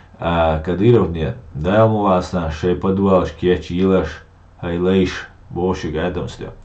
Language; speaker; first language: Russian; non-native, local second language; Chechen